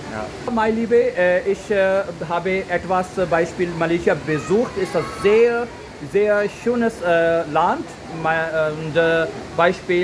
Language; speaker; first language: German; non-native, learner; Urdu